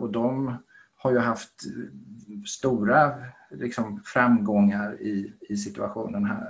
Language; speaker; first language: Swedish; native; Swedish